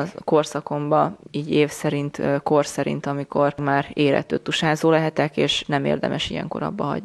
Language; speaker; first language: Hungarian; native; Hungarian